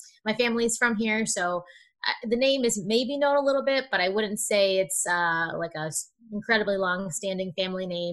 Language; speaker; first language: English; native; English